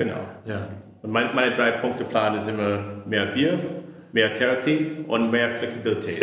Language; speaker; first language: German; non-native, learner; English